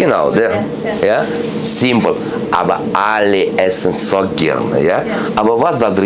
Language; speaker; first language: German; non-native, learner; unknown